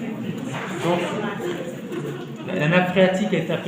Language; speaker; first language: French; native; French